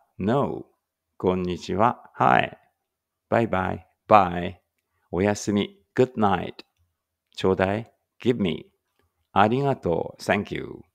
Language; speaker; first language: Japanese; native; Japanese